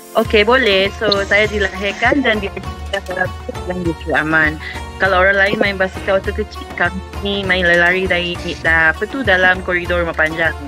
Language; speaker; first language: Malay; non-native, local second language; Iban